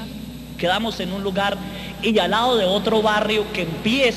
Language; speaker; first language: Spanish; native; Spanish